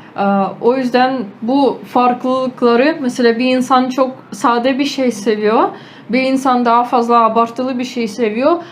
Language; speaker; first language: Turkish; non-native, fluent; Ukrainian